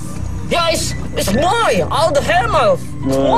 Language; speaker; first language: Dutch; non-native, learner; Indonesian